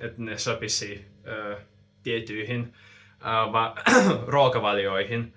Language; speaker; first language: Finnish; non-native, fluent; Russian